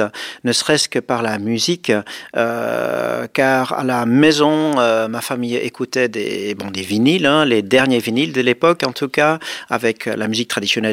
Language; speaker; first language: French; non-native, fluent; Dutch